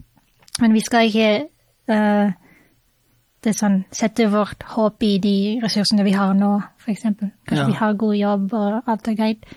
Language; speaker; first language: Norwegian; non-native, fluent; English